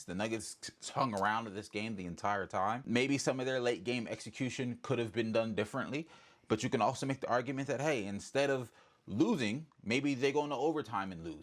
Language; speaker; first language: English; native; English